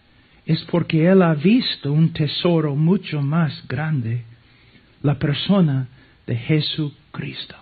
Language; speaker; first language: Spanish; non-native, fluent; English